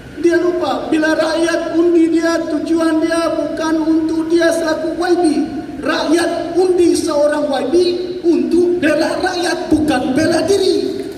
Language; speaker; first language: Malay; native; Malay